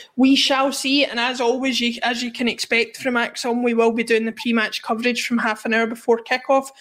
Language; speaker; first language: English; native; English